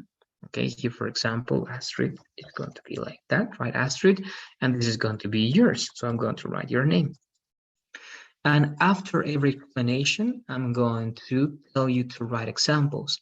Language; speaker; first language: English; non-native, fluent; Spanish